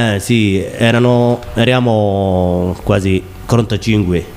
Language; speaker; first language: Italian; non-native, learner; Somali